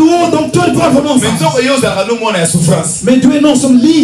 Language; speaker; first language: Swedish; non-native, fluent; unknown